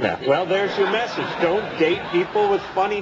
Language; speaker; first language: English; native; English